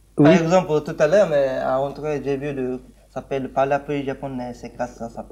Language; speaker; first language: French; non-native, learner; Japanese